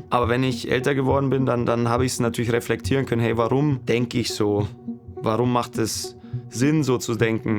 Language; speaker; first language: German; native; German